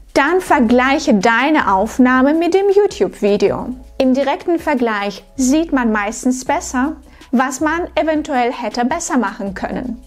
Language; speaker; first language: German; non-native, fluent; Russian